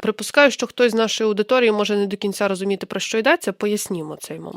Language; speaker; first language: Ukrainian; native; Ukrainian